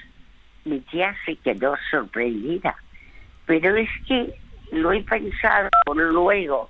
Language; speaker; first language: Spanish; early bilingual, other home language; French